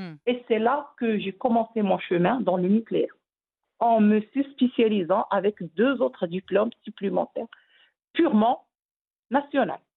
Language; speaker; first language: French; non-native, local second language; Arabic